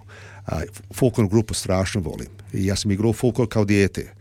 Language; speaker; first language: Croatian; early bilingual, heritage; Serbian